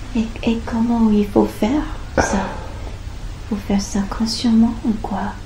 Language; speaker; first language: French; non-native, fluent; English